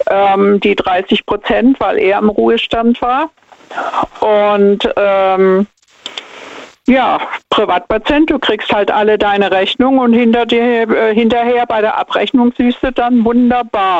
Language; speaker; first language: German; native; German